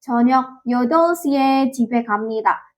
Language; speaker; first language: Korean; non-native, learner; Indonesian